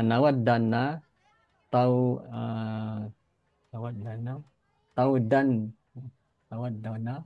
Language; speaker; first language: Arabic; non-native, learner; Indonesian